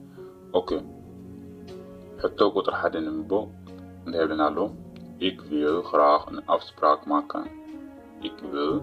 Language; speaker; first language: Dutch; non-native, learner; Tigrinya